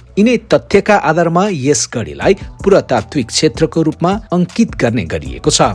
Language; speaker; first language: Nepali; native; Nepali